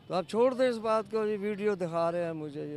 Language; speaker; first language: Hindi; non-native, local second language; Punjabi